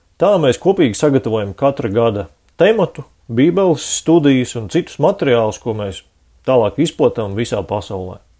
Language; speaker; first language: Latvian; native; Latvian